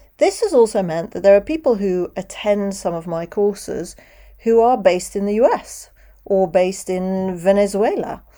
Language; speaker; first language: English; native; English